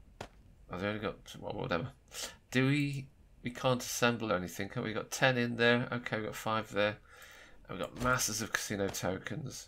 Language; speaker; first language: English; native; English